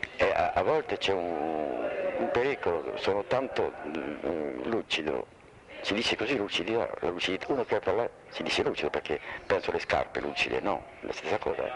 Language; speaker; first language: Italian; non-native, fluent; French